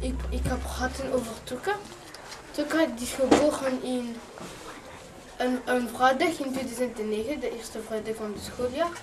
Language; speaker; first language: Dutch; non-native, local second language; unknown